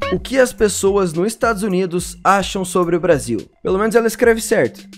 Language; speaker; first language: Portuguese; native; Portuguese